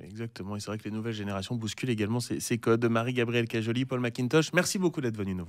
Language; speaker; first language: French; native; French